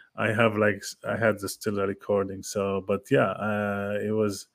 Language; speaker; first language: English; non-native, fluent; Arabic